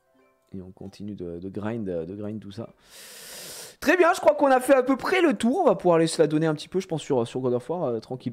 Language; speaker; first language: French; native; French